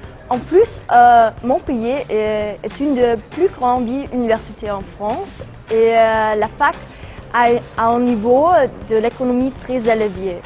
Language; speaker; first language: French; non-native, fluent; German